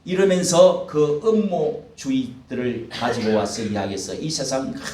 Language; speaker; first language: Korean; native; Korean